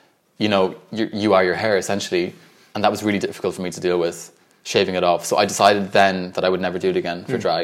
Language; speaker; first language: English; native; English